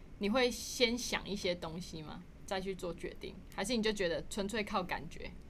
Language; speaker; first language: Chinese; native; Chinese